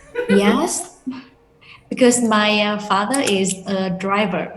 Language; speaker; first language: English; non-native, learner; Vietnamese